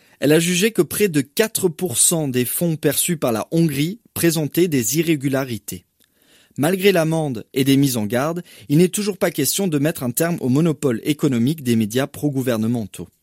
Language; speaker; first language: French; native; French